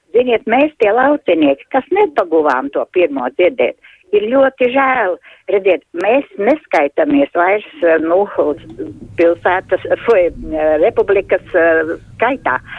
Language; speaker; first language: Latvian; native; Latvian